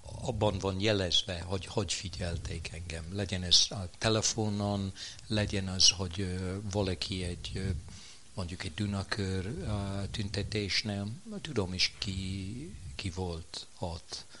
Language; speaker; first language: Hungarian; non-native, fluent; English